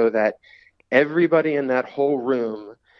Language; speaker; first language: English; native; English